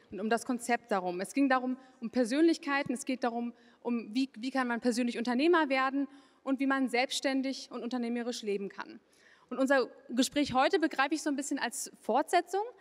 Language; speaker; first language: German; native; German